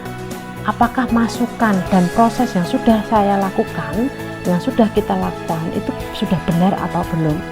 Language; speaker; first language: Indonesian; native; Indonesian